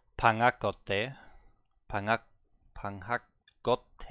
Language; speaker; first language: Korean; non-native, learner; German